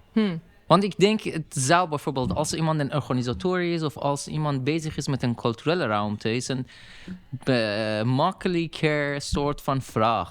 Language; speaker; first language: Dutch; non-native, learner; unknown